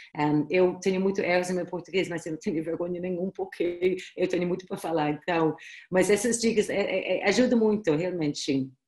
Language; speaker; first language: Portuguese; non-native, fluent; English